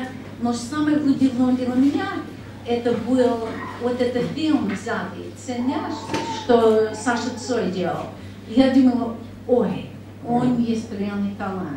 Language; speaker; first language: Russian; non-native, learner; English